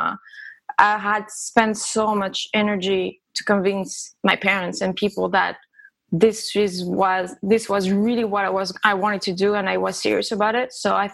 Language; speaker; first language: English; early bilingual, other home language; French